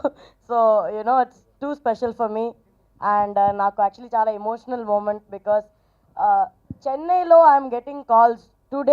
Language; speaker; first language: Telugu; non-native, learner; Tamil